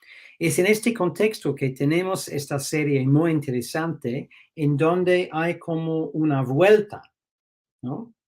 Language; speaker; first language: Spanish; non-native, fluent; English